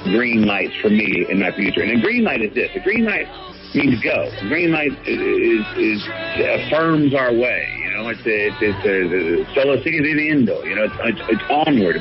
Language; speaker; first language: English; native; English